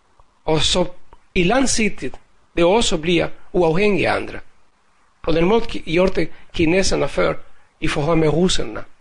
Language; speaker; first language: Danish; non-native, fluent; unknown